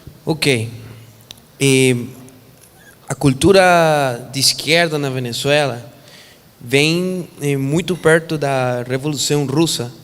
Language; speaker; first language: Portuguese; non-native, fluent; Spanish